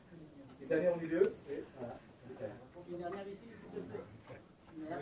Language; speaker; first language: French; native; French